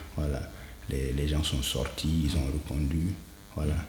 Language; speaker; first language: French; non-native, local second language; Mossi